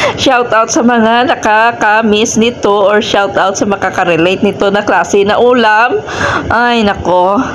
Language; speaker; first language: Filipino; non-native, local second language; Hiligaynon